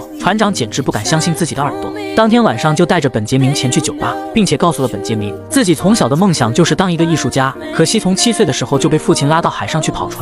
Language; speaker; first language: Chinese; native; Chinese